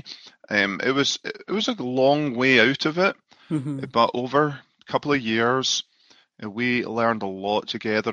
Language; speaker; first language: English; native; English